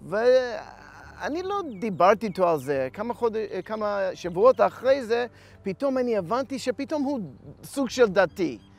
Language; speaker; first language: Hebrew; non-native, fluent; English